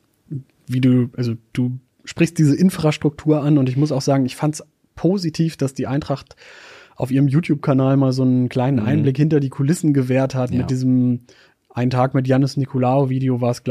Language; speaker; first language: German; native; German